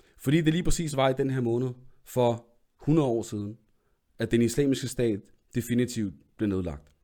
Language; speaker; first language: Danish; early bilingual, other home language; Arabic